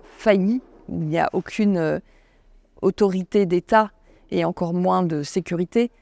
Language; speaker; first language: French; native; French